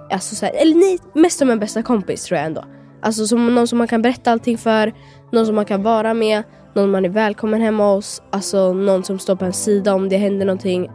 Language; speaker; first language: Swedish; native; Swedish